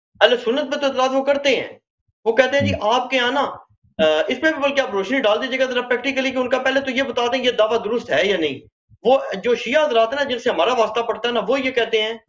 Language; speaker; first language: Urdu; native; Urdu